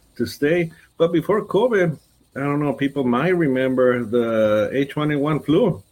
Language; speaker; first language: English; non-native, fluent; Spanish